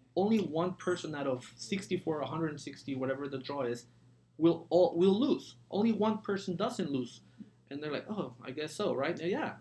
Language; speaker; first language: English; early bilingual, other home language; Spanish